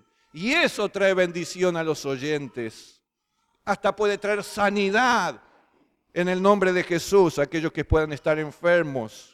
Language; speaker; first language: Spanish; native; Spanish